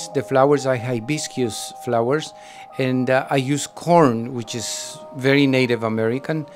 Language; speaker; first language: English; non-native, fluent; Spanish